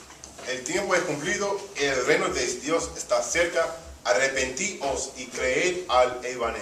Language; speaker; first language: Spanish; early bilingual, heritage; Spanish